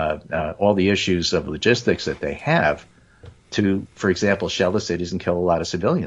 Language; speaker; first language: English; native; English